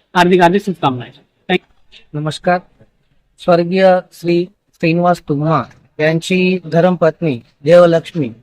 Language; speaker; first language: Marathi; non-native, local second language; Telugu